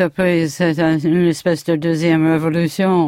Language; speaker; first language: French; non-native, fluent; English